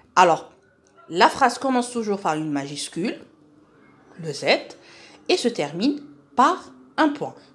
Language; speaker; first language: French; non-native, local second language; Arabic